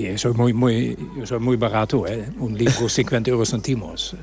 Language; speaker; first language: Spanish; non-native, learner; Dutch